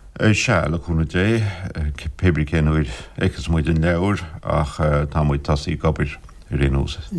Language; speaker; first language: Irish; non-native, local second language; English